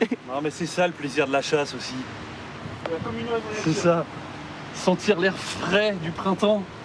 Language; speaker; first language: French; native; French